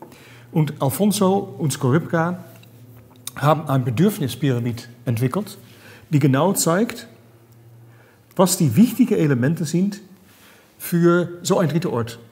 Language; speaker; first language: German; non-native, fluent; Dutch